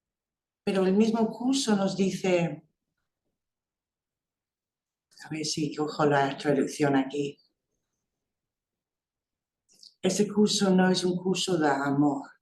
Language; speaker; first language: Spanish; non-native, fluent; English